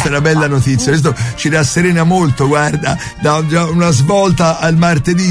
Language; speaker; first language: Italian; native; Italian